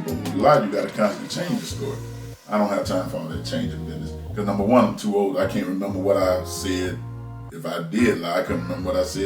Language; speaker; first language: English; native; English